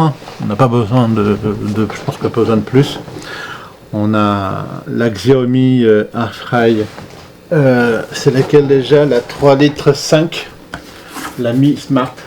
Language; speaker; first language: French; native; French